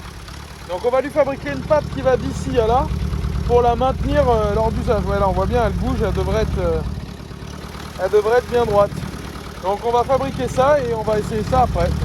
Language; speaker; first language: French; native; French